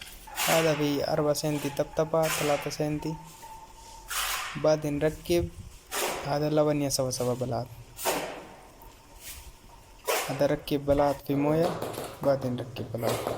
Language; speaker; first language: Arabic; non-native, local second language; Hindi